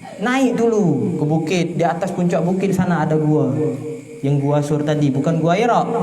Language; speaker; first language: Indonesian; non-native, local second language; Achinese